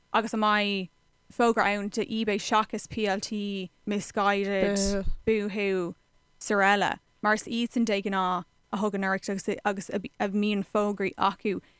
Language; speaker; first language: Irish; non-native, local second language; English